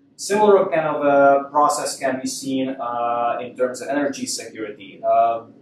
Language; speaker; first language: English; non-native, fluent; Hungarian